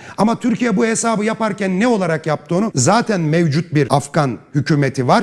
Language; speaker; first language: Turkish; native; Turkish